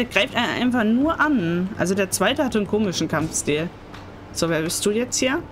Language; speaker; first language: German; native; German